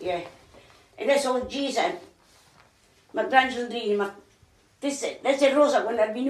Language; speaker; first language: English; non-native, learner; Italian